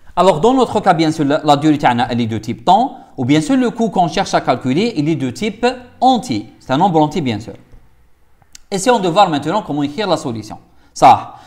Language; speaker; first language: French; non-native, local second language; Arabic